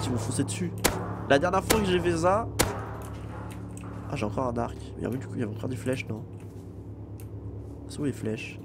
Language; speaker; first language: French; native; French